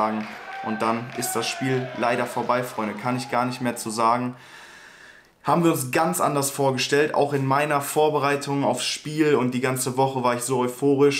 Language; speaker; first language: German; native; German